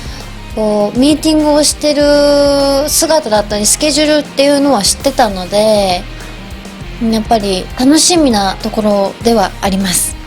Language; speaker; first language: Japanese; native; Japanese